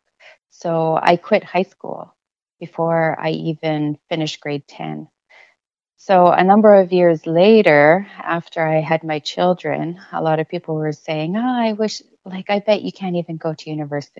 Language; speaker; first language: English; non-native, local second language; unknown